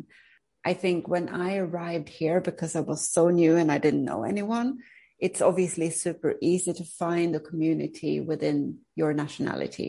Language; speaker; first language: English; non-native, fluent; Swedish